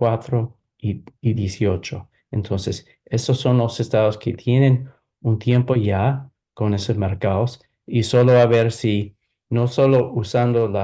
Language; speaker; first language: Spanish; non-native, fluent; English